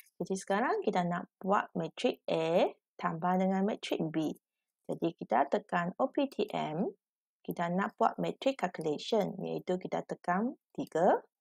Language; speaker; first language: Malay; non-native, local second language; Chinese